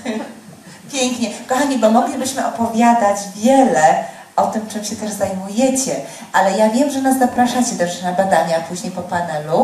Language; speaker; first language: Polish; native; Polish